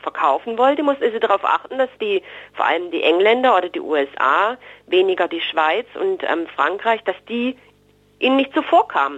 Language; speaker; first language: German; native; German